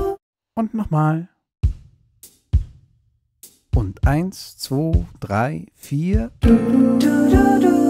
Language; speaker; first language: German; native; German